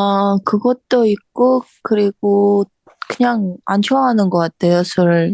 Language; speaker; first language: Korean; non-native, fluent; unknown